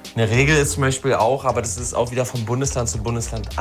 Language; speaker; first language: German; native; German